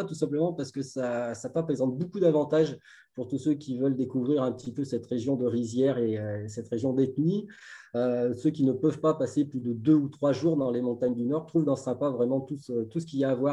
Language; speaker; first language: French; native; French